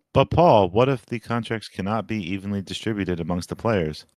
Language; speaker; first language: English; native; English